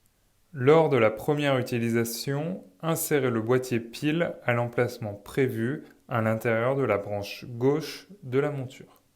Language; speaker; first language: French; native; French